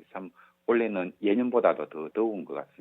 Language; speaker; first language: Korean; native; Korean